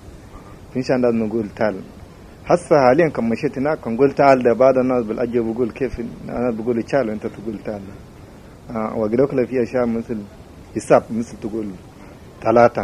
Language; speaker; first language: Arabic; native; Arabic